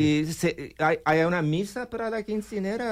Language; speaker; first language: Spanish; non-native, learner; English